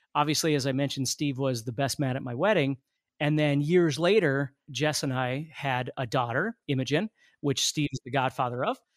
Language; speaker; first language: English; native; English